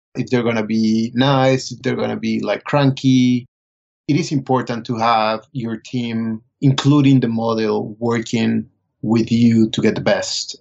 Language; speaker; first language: English; non-native, fluent; Spanish